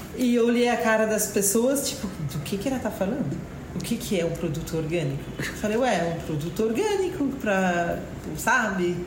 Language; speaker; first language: Portuguese; non-native, fluent; French